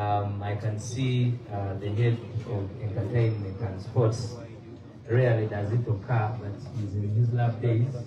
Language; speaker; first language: English; non-native, local second language; Ganda